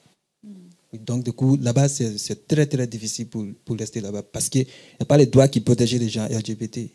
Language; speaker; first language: French; non-native, learner; English